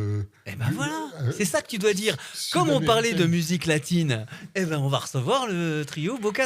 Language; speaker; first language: French; native; French